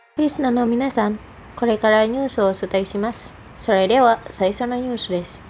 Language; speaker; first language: Japanese; non-native, fluent; Indonesian